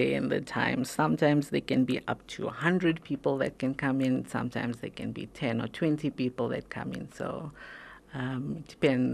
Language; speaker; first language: English; native; English